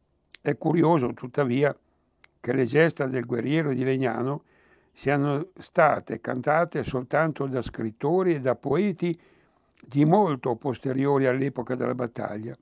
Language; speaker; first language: Italian; native; Italian